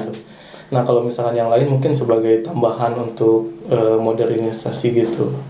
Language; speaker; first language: Indonesian; non-native, local second language; Sundanese